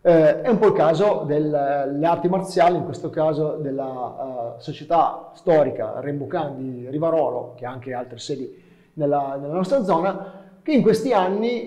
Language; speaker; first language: Italian; native; Italian